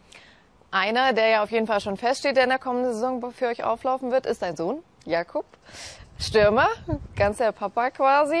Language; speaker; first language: German; native; German